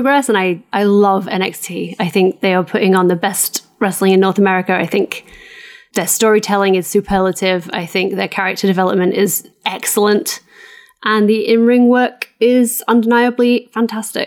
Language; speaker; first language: English; native; English